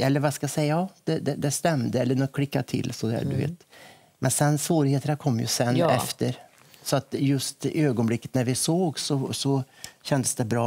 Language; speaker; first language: Swedish; native; Swedish